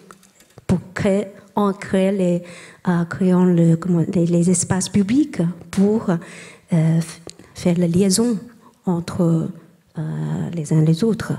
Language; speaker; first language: French; non-native, learner; Chinese